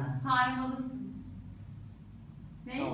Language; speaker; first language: Turkish; non-native, learner; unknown